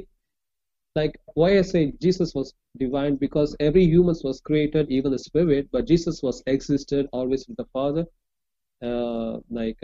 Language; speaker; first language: English; non-native, local second language; Tamil